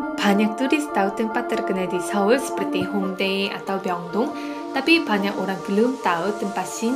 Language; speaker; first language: Indonesian; non-native, fluent; Korean